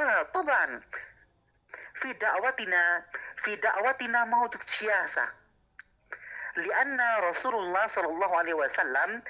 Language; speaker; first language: Arabic; non-native, learner; Indonesian